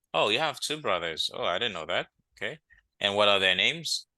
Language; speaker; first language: English; non-native, fluent; Haitian Creole